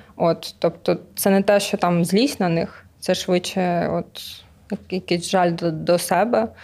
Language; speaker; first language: Ukrainian; native; Ukrainian